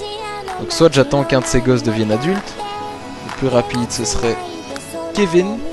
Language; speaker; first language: French; native; French